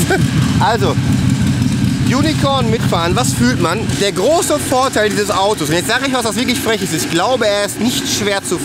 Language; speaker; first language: German; native; German